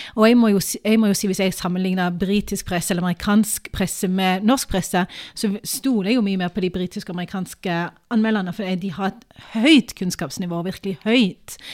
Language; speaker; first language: Norwegian; early bilingual, other home language; Urdu